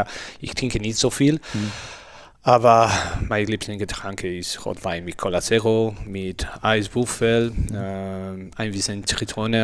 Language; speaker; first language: German; non-native, learner; Spanish